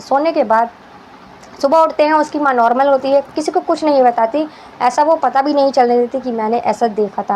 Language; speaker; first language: Hindi; native; Hindi